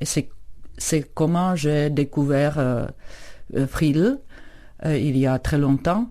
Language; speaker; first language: French; non-native, fluent; Czech